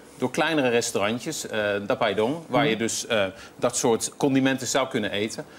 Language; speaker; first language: Dutch; native; Dutch